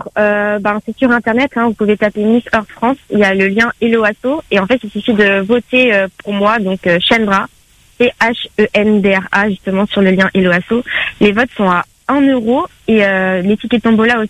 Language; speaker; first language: French; native; French